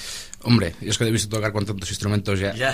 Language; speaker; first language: Spanish; native; Spanish